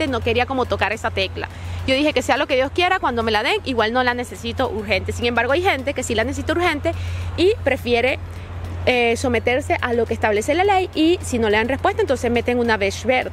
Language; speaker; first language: Spanish; native; Spanish